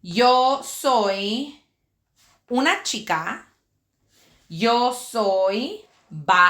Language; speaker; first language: Spanish; early bilingual, heritage; Spanish